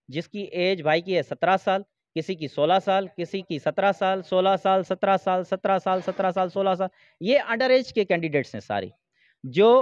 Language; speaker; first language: Urdu; non-native, local second language; Sindhi